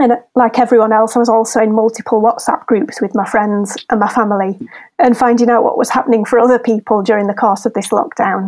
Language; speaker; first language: English; native; English